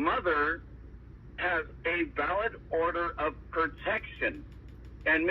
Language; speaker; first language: English; native; English